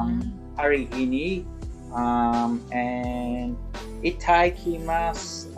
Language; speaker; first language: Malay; non-native, learner; English